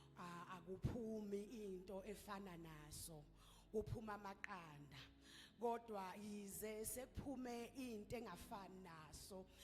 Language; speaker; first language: Zulu; native; Zulu